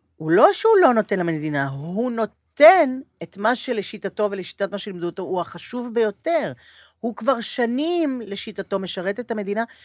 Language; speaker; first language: Hebrew; native; Hebrew